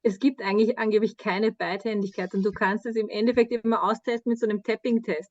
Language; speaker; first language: German; native; German